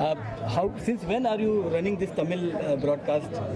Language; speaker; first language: Hindi; native; Hindi